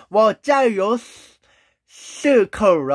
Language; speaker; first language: Chinese; non-native, learner; Korean